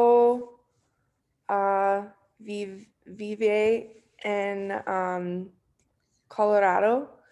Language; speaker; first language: Spanish; non-native, learner; English